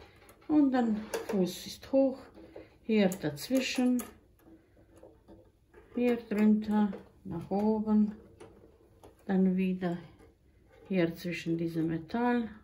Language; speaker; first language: German; non-native, fluent; Croatian